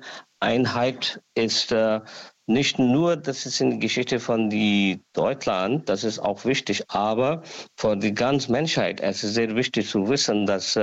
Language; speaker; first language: German; non-native, learner; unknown